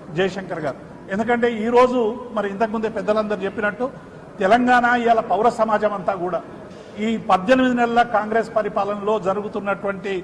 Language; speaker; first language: Telugu; native; Telugu